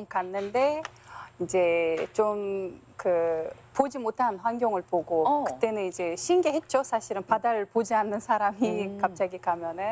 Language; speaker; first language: Korean; non-native, fluent; Uzbek